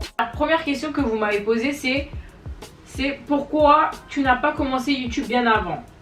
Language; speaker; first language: French; native; French